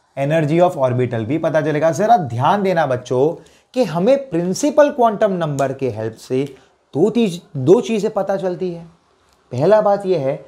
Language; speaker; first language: Hindi; non-native, local second language; Gujarati